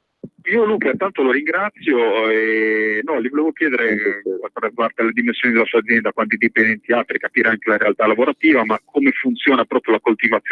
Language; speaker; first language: Italian; native; Italian